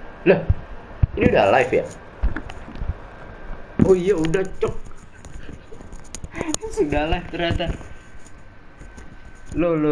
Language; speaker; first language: Indonesian; native; Indonesian